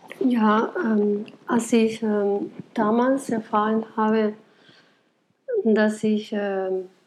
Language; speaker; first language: German; non-native, fluent; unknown